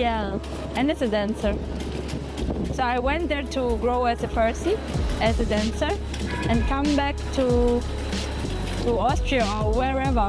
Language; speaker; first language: English; non-native, fluent; German